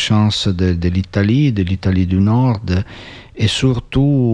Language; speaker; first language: French; non-native, learner; Italian